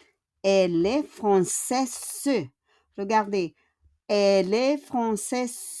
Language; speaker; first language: French; non-native, fluent; Filipino